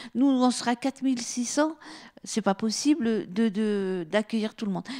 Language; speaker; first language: French; native; French